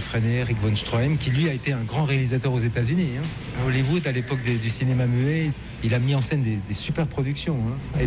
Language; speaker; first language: French; native; French